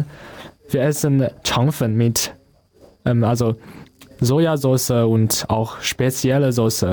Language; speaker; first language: German; non-native, learner; Chinese